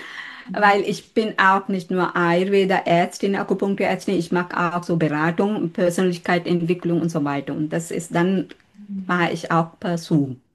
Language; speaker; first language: German; non-native, fluent; Sinhala